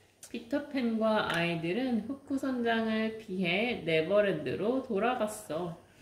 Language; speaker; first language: Korean; native; Korean